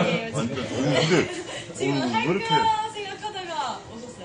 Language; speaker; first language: Korean; non-native, fluent; Japanese